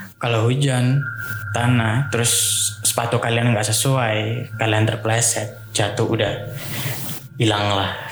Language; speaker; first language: Indonesian; native; Indonesian